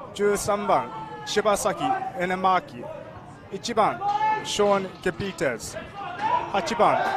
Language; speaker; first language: Japanese; non-native, learner; English